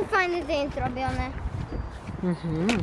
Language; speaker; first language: Polish; early bilingual, heritage; Polish